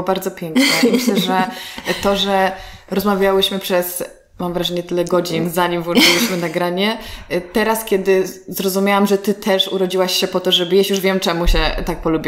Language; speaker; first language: Polish; native; Polish